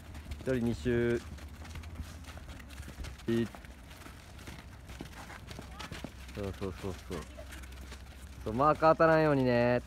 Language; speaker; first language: Japanese; native; Japanese